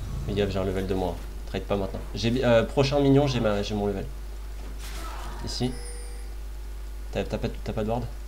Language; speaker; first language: French; native; French